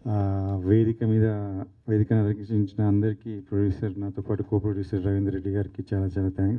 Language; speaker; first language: Telugu; native; Telugu